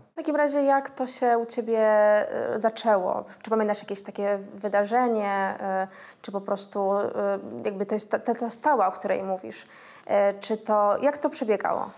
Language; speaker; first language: Polish; native; Polish